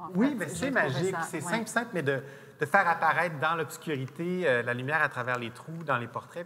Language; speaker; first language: French; native; French